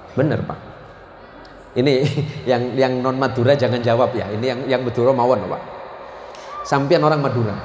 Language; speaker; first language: Indonesian; non-native, local second language; Madurese